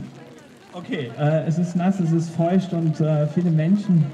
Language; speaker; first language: German; native; German